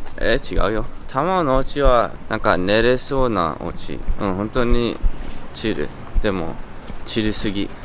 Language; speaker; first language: Japanese; non-native, learner; English